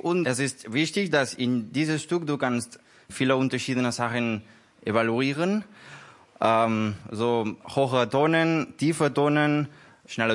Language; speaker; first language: German; non-native, learner; Spanish